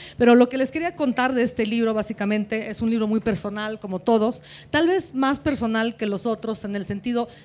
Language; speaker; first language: Spanish; non-native, fluent; Italian